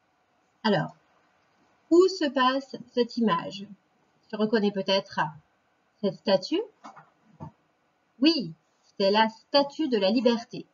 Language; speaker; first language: French; native; French